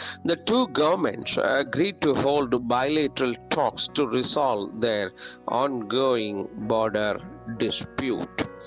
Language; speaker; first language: English; non-native, local second language; Tamil